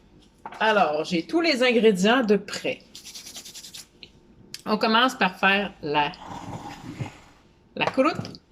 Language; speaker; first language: French; native; French